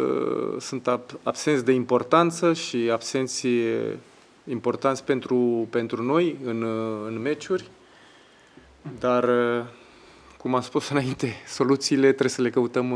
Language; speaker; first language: Romanian; non-native, fluent; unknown